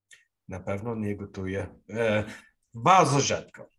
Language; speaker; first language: Polish; non-native, learner; English